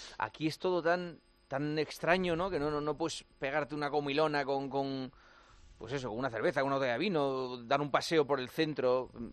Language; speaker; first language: Spanish; native; Spanish